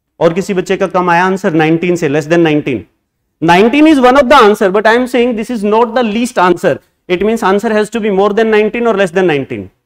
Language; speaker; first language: Hindi; native; Hindi